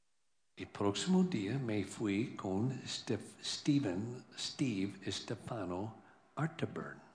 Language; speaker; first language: Spanish; non-native, learner; English